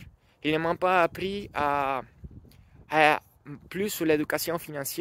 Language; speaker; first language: French; non-native, learner; Spanish